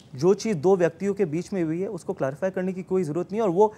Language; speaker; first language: Hindi; native; Hindi